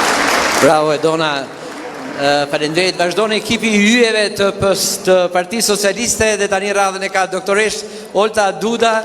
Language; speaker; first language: Albanian; native; Albanian